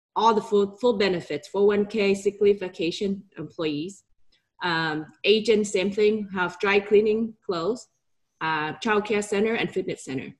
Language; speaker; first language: English; non-native, fluent; Vietnamese